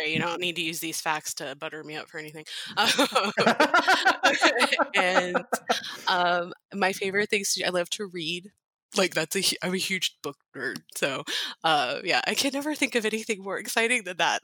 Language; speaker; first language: English; native; English